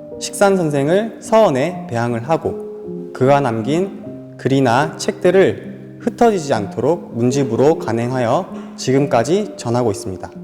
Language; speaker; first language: Korean; native; Korean